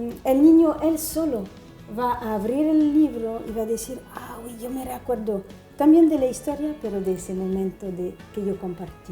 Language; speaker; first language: Spanish; non-native, fluent; French